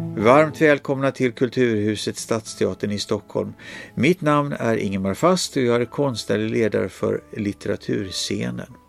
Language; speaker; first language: Swedish; native; Swedish